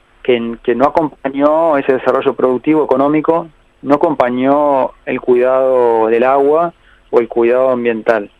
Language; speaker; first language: Spanish; native; Spanish